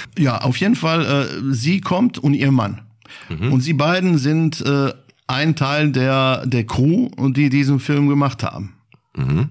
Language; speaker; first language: German; non-native, fluent; Bosnian